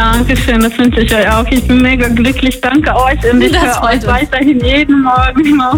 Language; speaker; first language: German; non-native, fluent; Hungarian